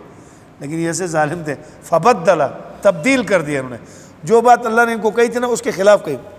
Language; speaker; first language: Urdu; native; Urdu